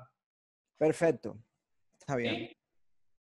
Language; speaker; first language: Spanish; native; Spanish